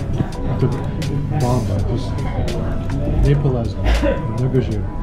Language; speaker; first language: Russian; non-native, learner; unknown